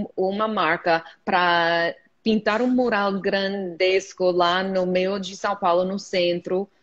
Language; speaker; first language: Portuguese; non-native, fluent; English